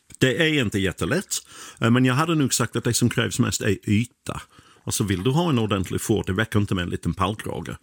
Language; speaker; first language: Swedish; non-native, fluent; English